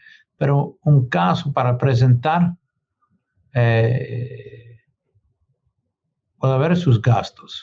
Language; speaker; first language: Spanish; non-native, learner; English